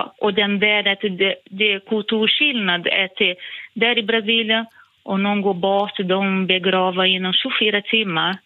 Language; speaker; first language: Swedish; non-native, fluent; Portuguese